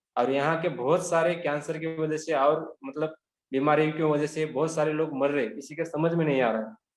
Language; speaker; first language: Hindi; non-native, local second language; Marathi